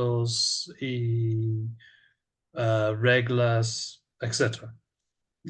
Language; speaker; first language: Spanish; non-native, learner; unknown